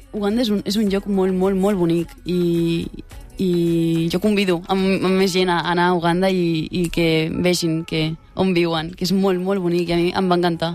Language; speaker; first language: Catalan; native; Catalan